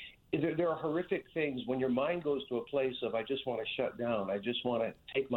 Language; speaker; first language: English; native; English